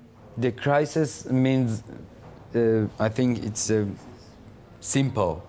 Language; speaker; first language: English; non-native, learner; Persian